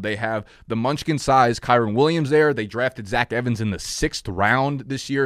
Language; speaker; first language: English; native; English